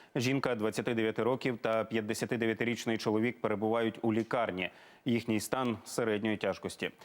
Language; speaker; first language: Ukrainian; native; Ukrainian